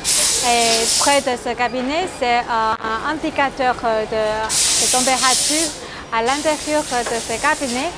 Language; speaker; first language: French; non-native, learner; Chinese